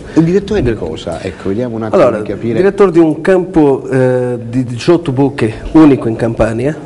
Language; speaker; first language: Italian; non-native, learner; Portuguese